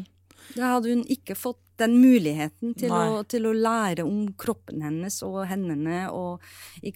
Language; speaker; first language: Norwegian; non-native, fluent; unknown